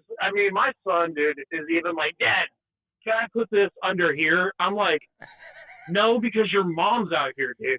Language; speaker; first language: English; native; English